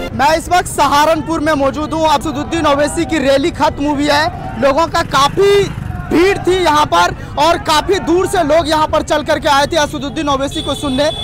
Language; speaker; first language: Hindi; native; Hindi